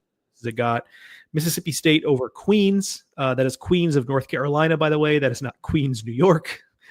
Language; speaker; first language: English; native; English